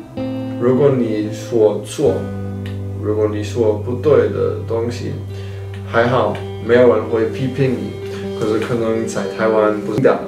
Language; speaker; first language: Chinese; non-native, fluent; German